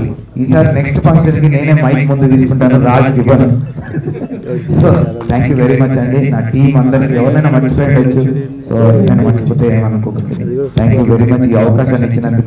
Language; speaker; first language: Telugu; native; Telugu